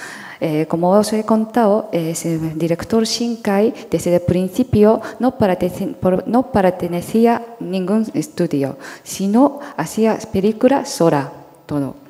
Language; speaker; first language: Spanish; non-native, fluent; Japanese